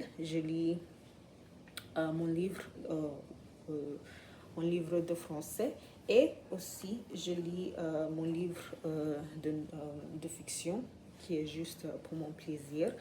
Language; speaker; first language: French; non-native, learner; English